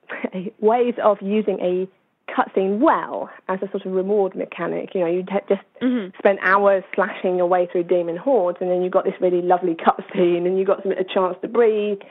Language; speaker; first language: English; native; English